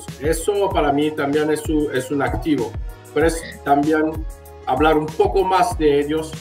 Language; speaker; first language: Spanish; non-native, fluent; French